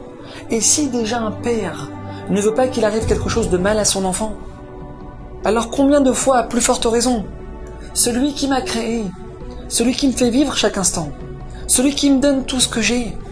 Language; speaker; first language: French; native; French